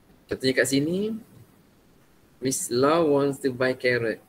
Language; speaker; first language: English; non-native, local second language; Malay